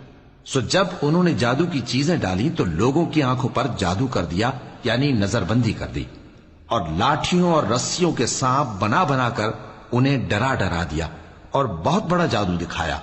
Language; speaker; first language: Urdu; native; Urdu